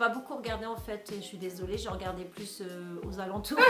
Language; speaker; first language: French; native; French